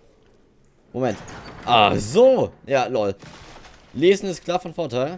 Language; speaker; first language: German; native; German